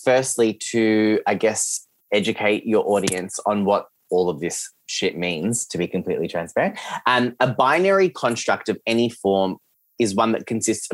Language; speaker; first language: English; early bilingual, other home language; Serbian